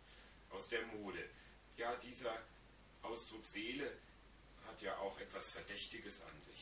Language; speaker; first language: German; native; German